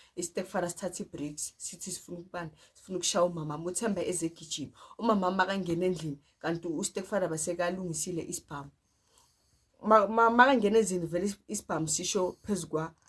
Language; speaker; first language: Zulu; non-native, local second language; Tsonga